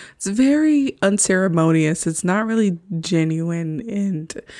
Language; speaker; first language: English; native; English